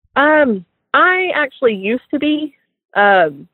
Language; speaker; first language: English; native; English